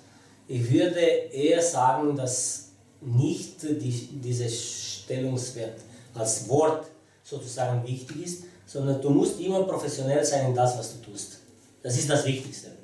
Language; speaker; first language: German; non-native, fluent; Romanian